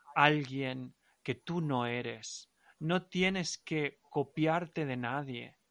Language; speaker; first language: Spanish; non-native, local second language; Catalan